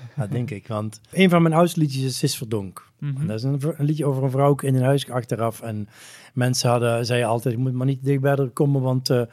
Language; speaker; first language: Dutch; native; Dutch